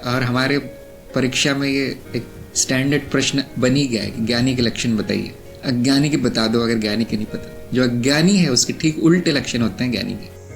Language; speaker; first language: Hindi; non-native, local second language; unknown